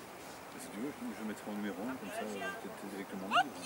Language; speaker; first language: French; native; French